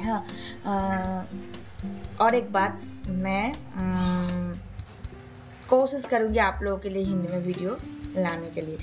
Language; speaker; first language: Hindi; non-native, local second language; Bangla